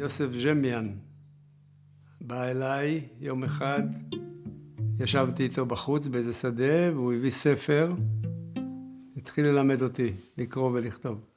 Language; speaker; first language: Hebrew; early bilingual, other home language; Yiddish